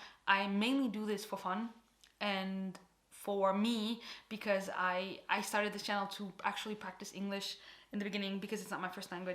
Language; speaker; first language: English; non-native, fluent; Portuguese